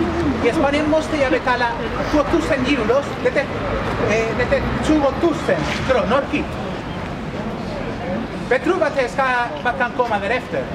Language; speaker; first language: Swedish; non-native, learner; Spanish